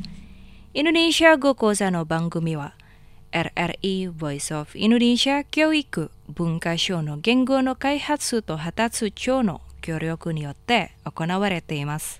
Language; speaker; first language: Japanese; non-native, fluent; Indonesian